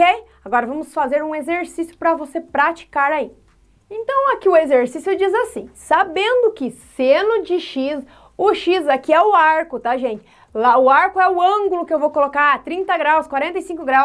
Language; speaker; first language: Portuguese; native; Portuguese